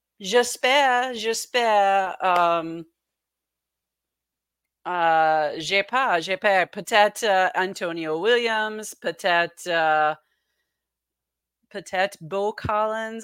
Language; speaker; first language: French; non-native, learner; English